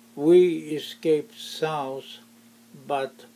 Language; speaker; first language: English; non-native, fluent; Ukrainian